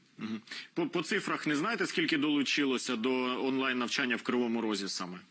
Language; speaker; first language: Ukrainian; native; Ukrainian